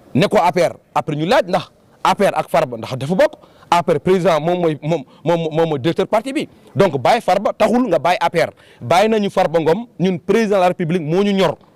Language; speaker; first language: Wolof; non-native, local second language; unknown